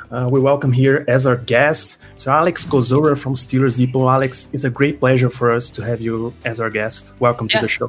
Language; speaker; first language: English; non-native, fluent; Portuguese